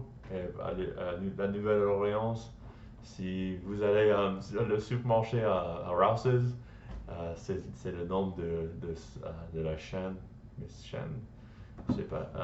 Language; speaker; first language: French; non-native, learner; English